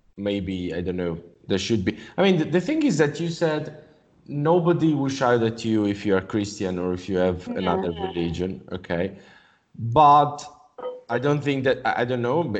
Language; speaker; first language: English; non-native, fluent; Italian